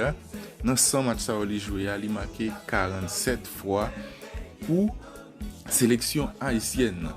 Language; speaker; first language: French; non-native, learner; Haitian Creole